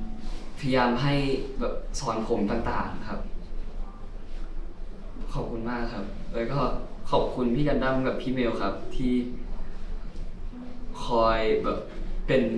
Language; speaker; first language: Thai; native; Thai